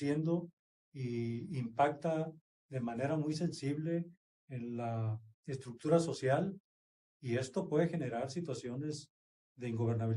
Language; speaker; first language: Spanish; native; Spanish